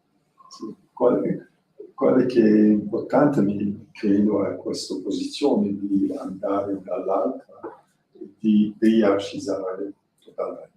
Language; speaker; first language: Italian; non-native, learner; French